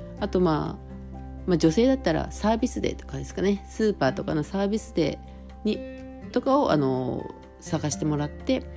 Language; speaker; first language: Japanese; native; Japanese